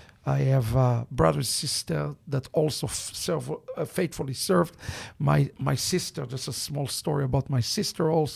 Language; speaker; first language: English; non-native, fluent; Hebrew